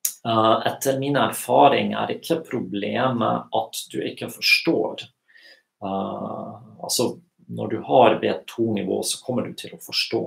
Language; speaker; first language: Norwegian; non-native, fluent; German